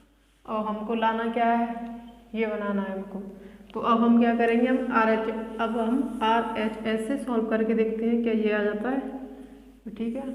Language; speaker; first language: Hindi; native; Hindi